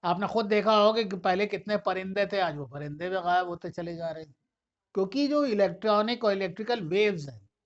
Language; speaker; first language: Urdu; native; Urdu